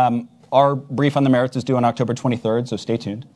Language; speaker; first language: English; native; English